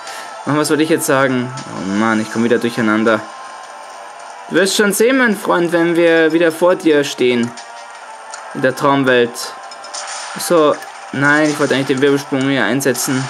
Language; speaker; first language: German; native; German